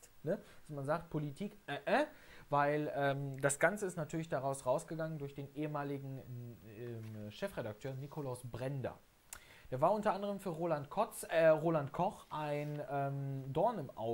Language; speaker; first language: German; native; German